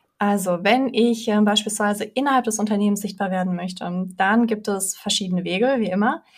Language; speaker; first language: German; early bilingual, other home language; Russian